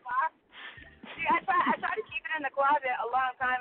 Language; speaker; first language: English; native; English